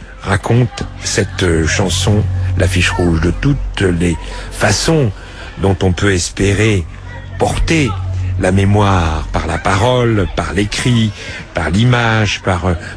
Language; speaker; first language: French; native; French